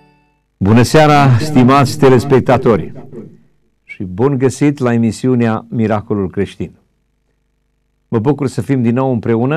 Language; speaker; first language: Romanian; native; Romanian